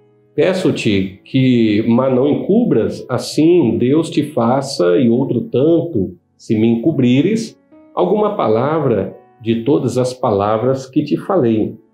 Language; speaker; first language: Portuguese; native; Portuguese